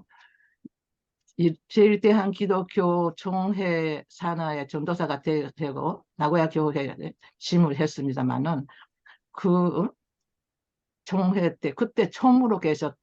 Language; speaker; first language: Korean; early bilingual, heritage; Korean